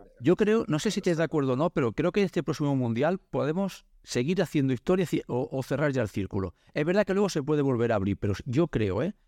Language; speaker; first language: Spanish; native; Spanish